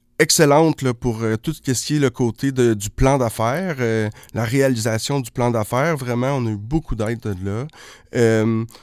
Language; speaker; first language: French; native; French